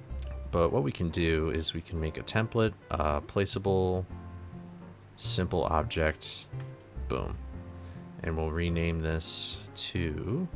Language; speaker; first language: English; native; English